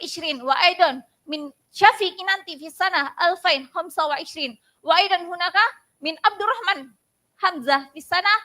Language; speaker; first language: Arabic; non-native, learner; Indonesian